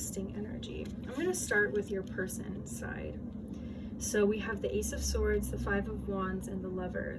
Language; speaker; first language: English; native; English